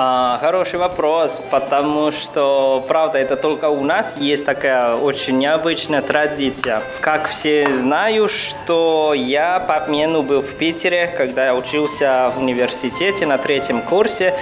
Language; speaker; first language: Russian; non-native, fluent; Chinese